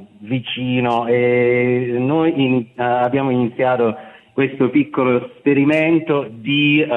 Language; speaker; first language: Italian; non-native, fluent; Russian